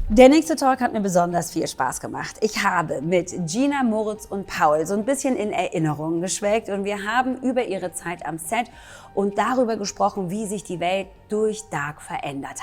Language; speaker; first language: German; native; German